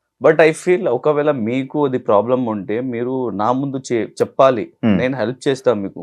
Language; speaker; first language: Telugu; non-native, learner; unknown